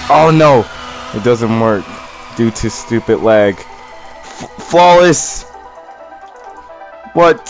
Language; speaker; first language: English; native; English